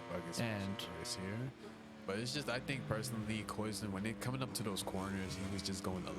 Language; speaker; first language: English; native; English